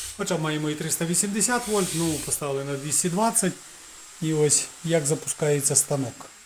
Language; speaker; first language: Ukrainian; native; Ukrainian